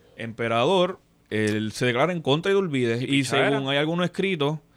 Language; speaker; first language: Spanish; native; Spanish